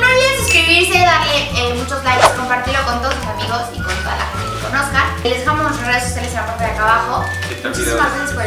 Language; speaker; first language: Spanish; native; Spanish